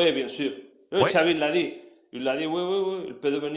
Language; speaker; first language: French; non-native, learner; Spanish